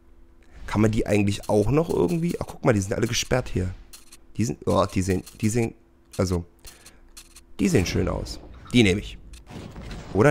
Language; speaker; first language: German; native; German